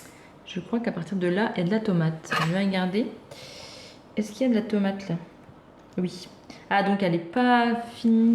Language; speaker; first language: French; native; French